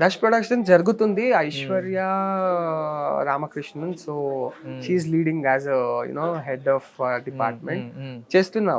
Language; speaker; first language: Telugu; non-native, learner; Kannada